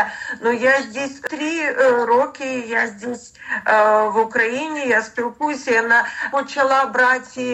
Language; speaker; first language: Ukrainian; non-native, learner; Russian